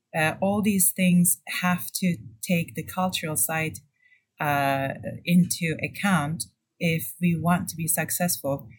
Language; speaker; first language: English; non-native, fluent; Turkish